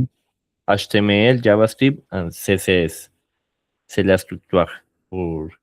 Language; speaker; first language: French; non-native, learner; Spanish